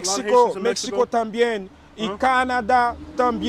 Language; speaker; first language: Spanish; non-native, learner; Haitian Creole